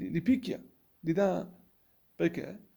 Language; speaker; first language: Italian; non-native, fluent; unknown